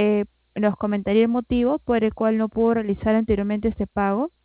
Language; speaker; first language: Spanish; native; Spanish